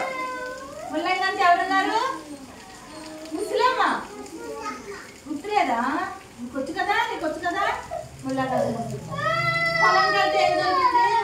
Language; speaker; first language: Telugu; native; Telugu